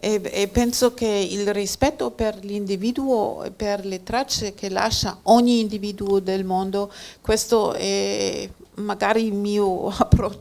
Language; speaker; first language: Italian; non-native, fluent; German